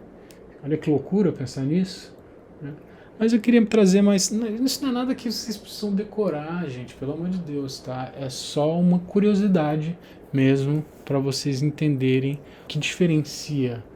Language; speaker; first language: Portuguese; native; Portuguese